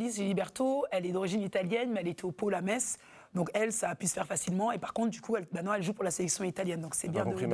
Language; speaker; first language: French; native; French